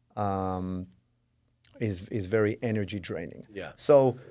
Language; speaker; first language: English; non-native, fluent; Hebrew